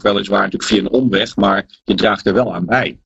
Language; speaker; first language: Dutch; native; Dutch